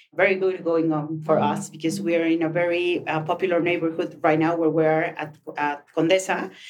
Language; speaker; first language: English; non-native, fluent; Spanish